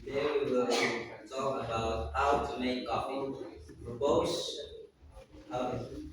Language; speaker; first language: English; non-native, learner; Indonesian